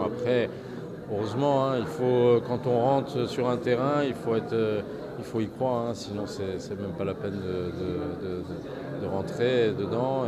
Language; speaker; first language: French; non-native, local second language; Arabic